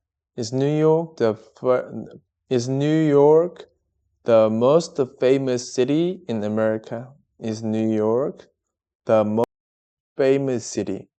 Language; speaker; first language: English; non-native, learner; Korean